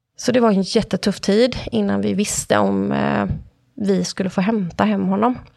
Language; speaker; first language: Swedish; native; Swedish